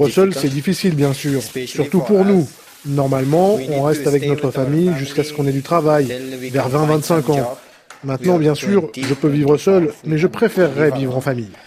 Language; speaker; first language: French; non-native, fluent; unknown